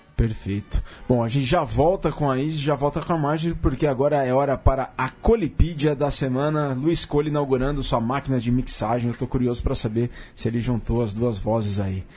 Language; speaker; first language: Portuguese; native; Portuguese